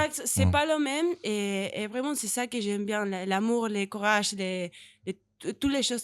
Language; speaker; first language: French; non-native, learner; Spanish